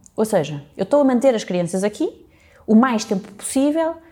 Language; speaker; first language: Portuguese; native; Portuguese